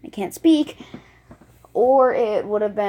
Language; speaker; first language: English; native; English